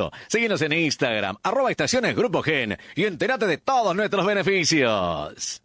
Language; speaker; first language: Spanish; native; Spanish